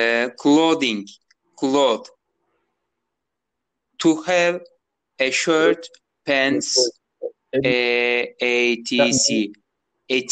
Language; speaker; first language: English; non-native, learner; Turkish